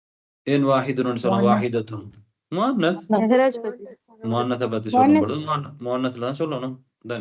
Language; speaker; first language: Arabic; non-native, fluent; Tamil